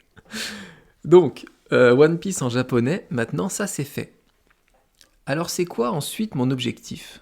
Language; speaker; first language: French; native; French